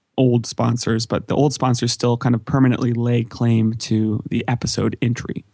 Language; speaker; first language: English; native; English